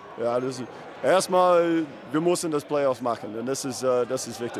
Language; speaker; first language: German; non-native, learner; English